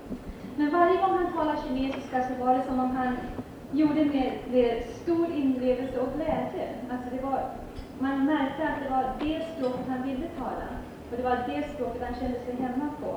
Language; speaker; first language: Swedish; early bilingual, heritage; Swedish